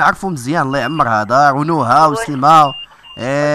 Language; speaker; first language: Arabic; native; Arabic